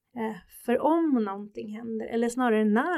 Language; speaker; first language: Swedish; native; Swedish